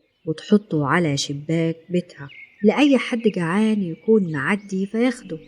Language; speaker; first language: Arabic; native; Arabic